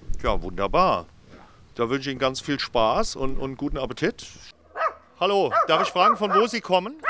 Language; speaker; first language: German; native; German